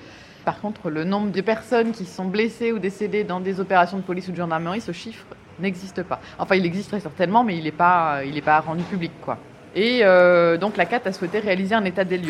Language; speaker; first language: French; native; French